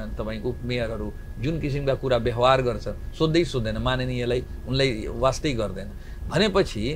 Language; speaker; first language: Nepali; non-native, local second language; Bhojpuri